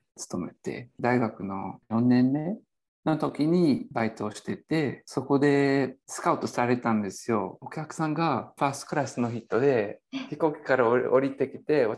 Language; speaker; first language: Japanese; non-native, fluent; English